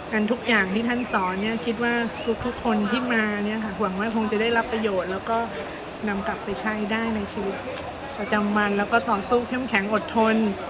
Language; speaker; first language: Thai; native; Thai